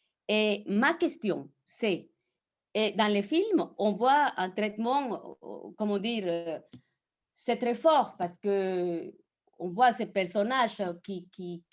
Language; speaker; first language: French; non-native, fluent; Spanish